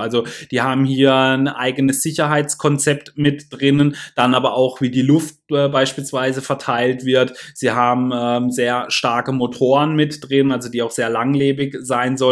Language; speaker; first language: German; native; German